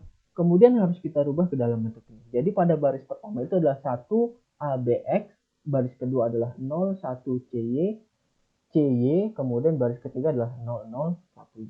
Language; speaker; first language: Indonesian; native; Indonesian